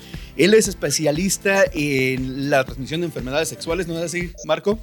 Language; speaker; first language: Spanish; native; Spanish